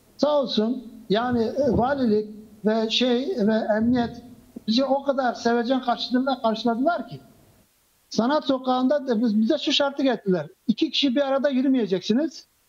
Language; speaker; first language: Turkish; non-native, local second language; Kurdish